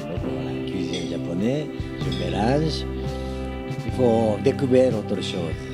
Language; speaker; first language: French; non-native, learner; Japanese